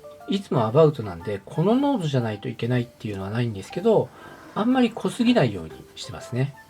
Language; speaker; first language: Japanese; native; Japanese